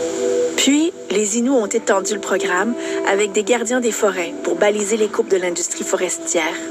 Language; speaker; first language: French; native; French